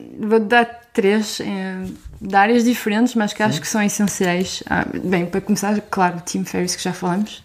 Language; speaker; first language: Portuguese; early bilingual, other home language; French